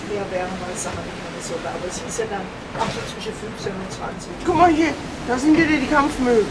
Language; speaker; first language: German; native; German